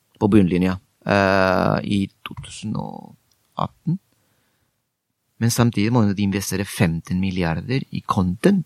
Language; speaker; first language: Norwegian; non-native, fluent; Spanish